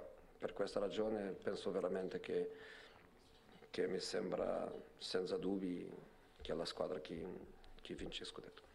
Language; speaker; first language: Italian; non-native, fluent; Portuguese